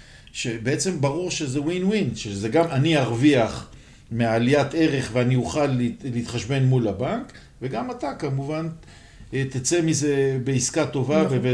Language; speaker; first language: Hebrew; native; Hebrew